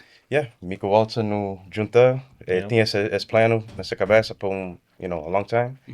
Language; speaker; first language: Portuguese; early bilingual, heritage; Kabuverdianu